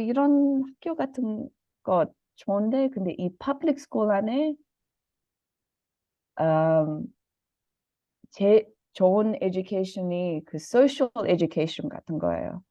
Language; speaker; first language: Korean; early bilingual, heritage; Korean